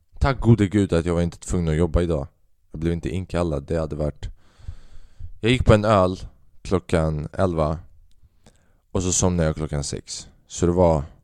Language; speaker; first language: Swedish; native; Swedish